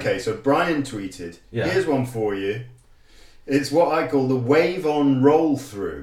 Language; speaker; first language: English; native; English